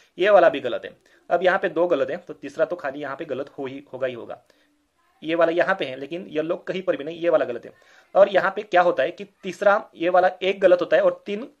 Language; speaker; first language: Hindi; non-native, local second language; Marathi